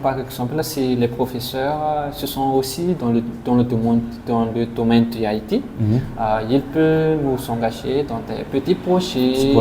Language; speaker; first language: French; non-native, local second language; Malagasy